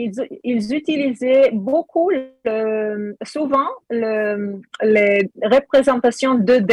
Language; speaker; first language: French; non-native, learner; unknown